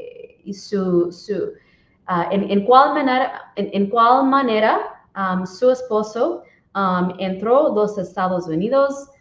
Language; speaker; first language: Spanish; non-native, learner; English